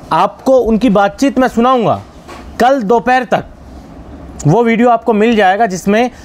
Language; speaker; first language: Hindi; non-native, local second language; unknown